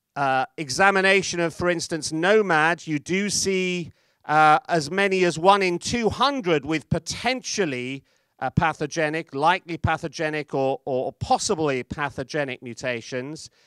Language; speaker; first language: English; native; English